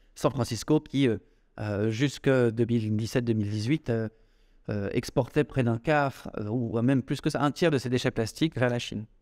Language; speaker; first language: French; native; French